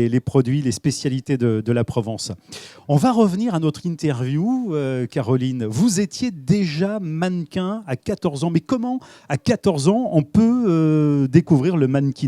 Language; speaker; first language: French; native; French